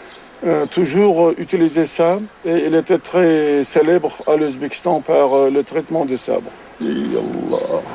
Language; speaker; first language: French; non-native, learner; Uzbek